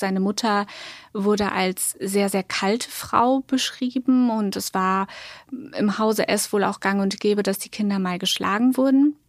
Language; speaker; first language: German; native; German